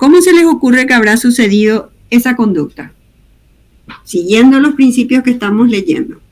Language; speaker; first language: Spanish; native; Spanish